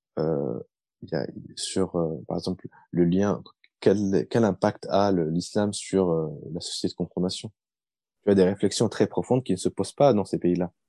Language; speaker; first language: French; early bilingual, other home language; Arabic